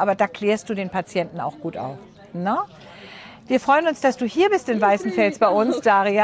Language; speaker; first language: German; native; German